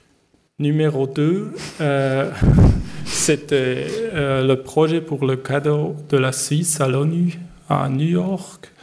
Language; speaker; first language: French; non-native, learner; German